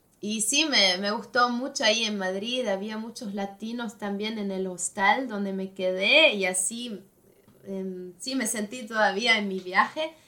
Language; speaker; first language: Spanish; non-native, fluent; German